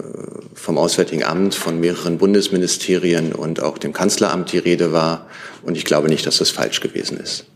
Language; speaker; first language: German; native; German